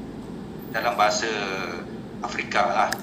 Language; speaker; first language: Indonesian; non-native, local second language; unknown